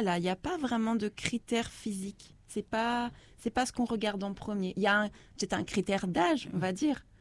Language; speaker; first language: French; native; French